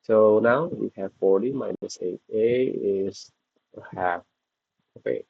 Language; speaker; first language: English; non-native, fluent; Indonesian